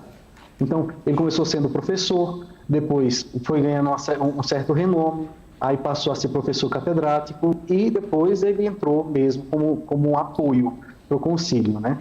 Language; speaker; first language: Portuguese; native; Portuguese